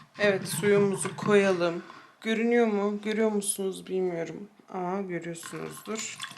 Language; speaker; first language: Turkish; early bilingual, heritage; Turkish